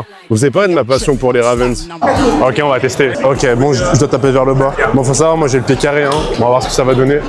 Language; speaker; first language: French; native; French